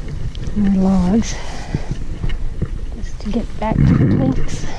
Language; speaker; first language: English; native; English